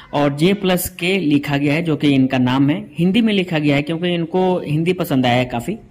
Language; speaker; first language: Hindi; native; Hindi